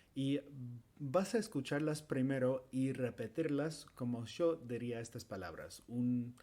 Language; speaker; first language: Spanish; non-native, fluent; English